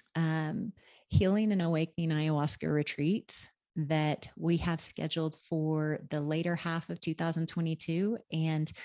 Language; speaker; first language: English; native; English